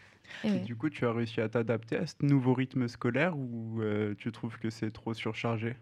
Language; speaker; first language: French; native; French